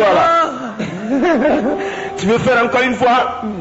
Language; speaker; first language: French; native; French